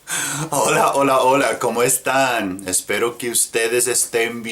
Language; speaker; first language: Spanish; non-native, fluent; English